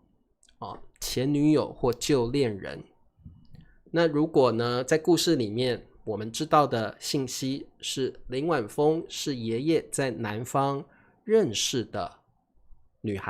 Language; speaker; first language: Chinese; native; Chinese